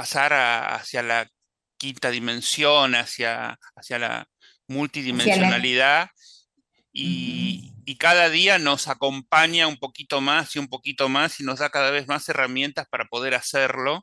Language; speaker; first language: Spanish; native; Spanish